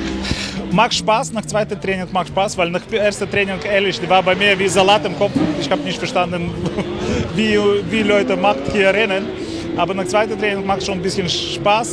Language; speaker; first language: German; non-native, learner; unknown